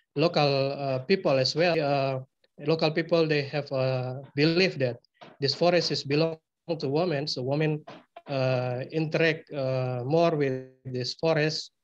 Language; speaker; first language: English; non-native, fluent; Indonesian